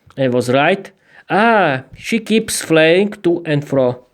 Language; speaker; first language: English; non-native, learner; Slovak